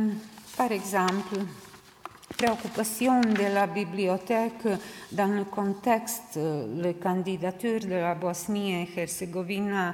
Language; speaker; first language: French; non-native, learner; Serbian